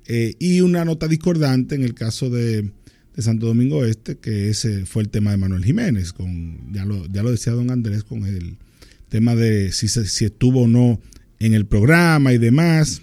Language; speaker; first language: Spanish; native; Spanish